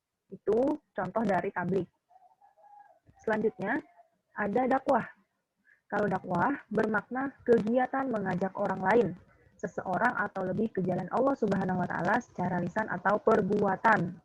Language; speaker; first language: Indonesian; native; Indonesian